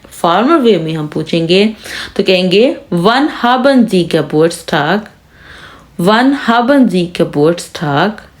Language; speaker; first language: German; non-native, fluent; Urdu